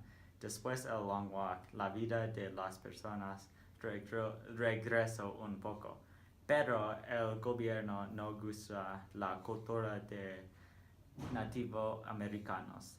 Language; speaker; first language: Spanish; non-native, learner; English